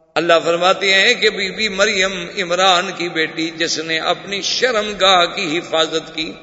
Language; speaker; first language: Urdu; native; Urdu